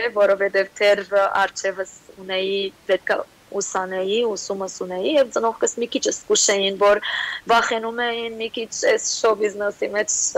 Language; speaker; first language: Armenian; early bilingual, heritage; Armenian